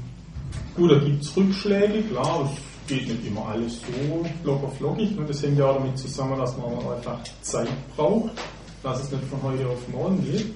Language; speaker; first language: German; native; German